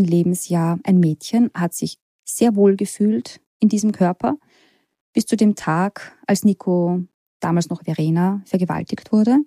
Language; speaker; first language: German; native; German